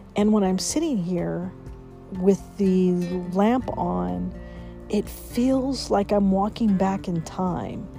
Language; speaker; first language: English; native; English